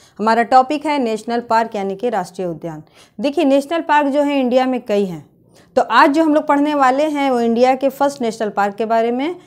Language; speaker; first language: Hindi; native; Hindi